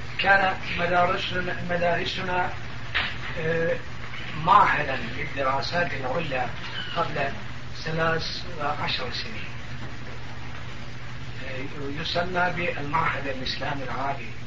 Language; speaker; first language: Arabic; non-native, fluent; Turkish